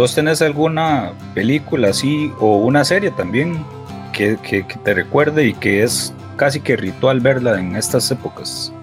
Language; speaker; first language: Spanish; native; Spanish